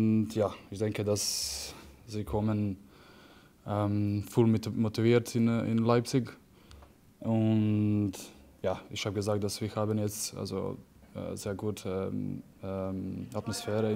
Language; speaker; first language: German; non-native, fluent; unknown